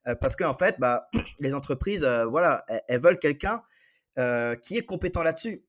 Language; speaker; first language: French; native; French